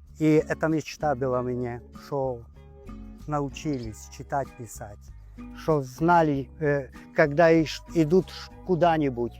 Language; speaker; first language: Russian; non-native, local second language; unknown